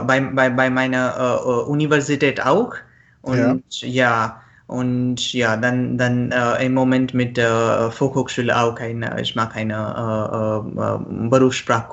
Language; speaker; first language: German; non-native, learner; Marathi